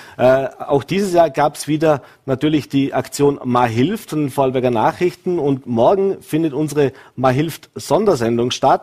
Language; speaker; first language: German; native; German